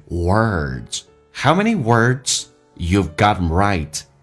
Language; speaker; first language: English; non-native, fluent; Chinese